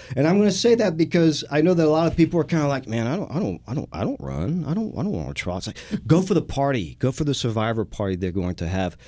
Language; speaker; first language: English; non-native, fluent; French